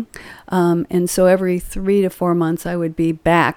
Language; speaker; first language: English; native; English